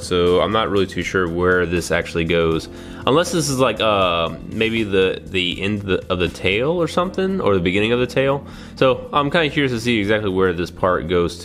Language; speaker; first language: English; native; English